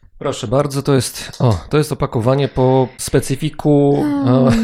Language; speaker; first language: Polish; native; Polish